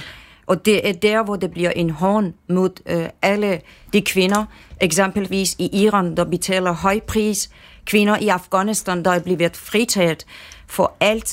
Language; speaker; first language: Danish; non-native, fluent; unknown